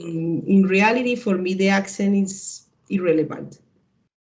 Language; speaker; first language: English; non-native, learner; Spanish